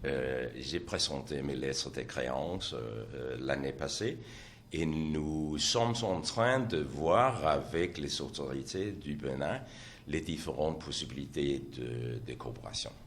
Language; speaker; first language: French; non-native, fluent; Danish